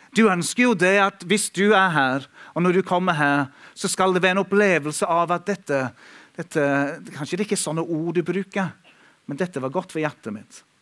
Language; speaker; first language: Norwegian; non-native, fluent; English